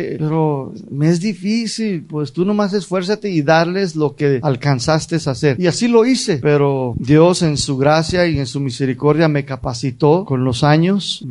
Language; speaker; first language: Spanish; early bilingual, heritage; Spanish